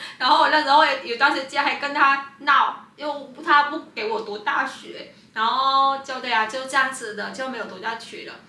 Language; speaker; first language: Chinese; non-native, fluent; Vietnamese